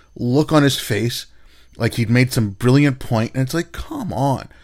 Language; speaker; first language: English; non-native, local second language; Urdu